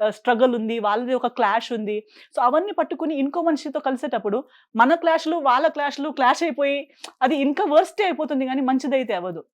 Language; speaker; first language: Telugu; non-native, fluent; Konkani